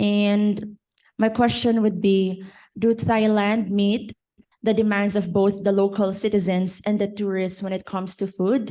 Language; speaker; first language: English; non-native, learner; Indonesian